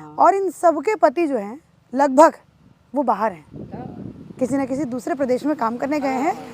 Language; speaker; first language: Hindi; native; Hindi